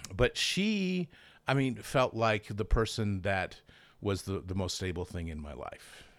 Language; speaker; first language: English; native; English